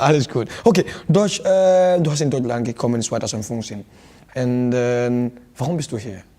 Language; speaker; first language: German; non-native, learner; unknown